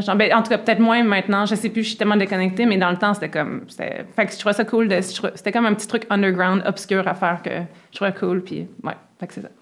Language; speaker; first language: French; native; French